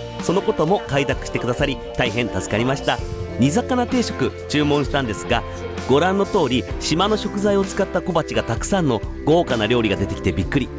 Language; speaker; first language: Japanese; native; Japanese